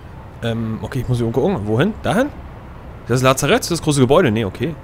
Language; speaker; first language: German; native; German